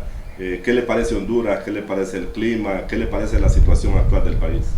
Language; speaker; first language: Spanish; native; Spanish